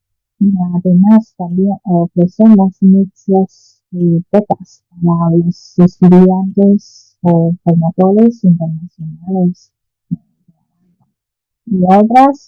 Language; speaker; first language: Spanish; non-native, fluent; Chinese